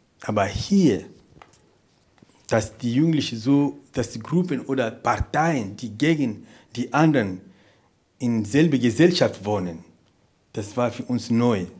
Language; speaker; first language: German; non-native, fluent; Portuguese